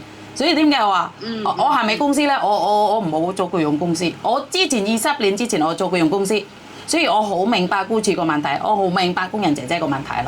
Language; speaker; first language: Cantonese; non-native, fluent; Javanese